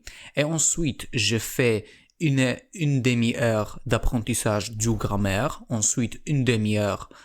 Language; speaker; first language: French; non-native, learner; Polish